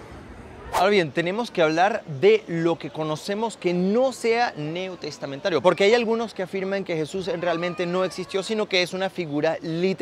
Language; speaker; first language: Spanish; native; Spanish